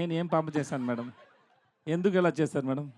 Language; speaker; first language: Telugu; non-native, learner; Tamil